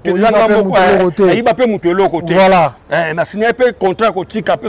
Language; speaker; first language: French; non-native, local second language; Lingala